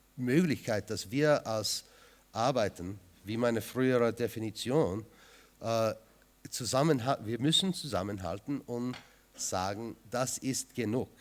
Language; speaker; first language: German; non-native, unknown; English